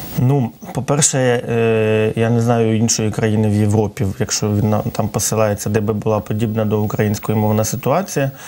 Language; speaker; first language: Ukrainian; native; Ukrainian